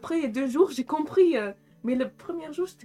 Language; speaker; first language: French; non-native, fluent; German